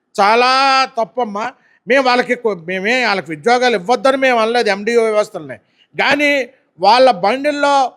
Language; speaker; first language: Telugu; native; Telugu